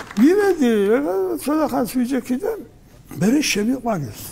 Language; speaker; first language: Georgian; non-native, local second language; Svan